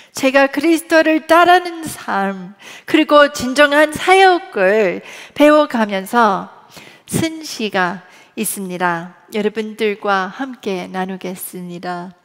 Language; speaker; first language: Korean; early bilingual, other home language; English